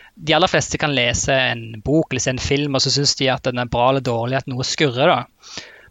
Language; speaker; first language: Norwegian; native; Norwegian